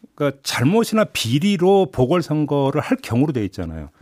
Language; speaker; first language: Korean; native; Korean